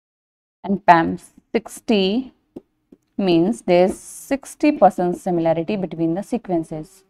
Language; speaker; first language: English; non-native, local second language; Hindi